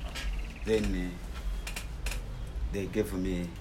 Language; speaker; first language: English; non-native, local second language; Ganda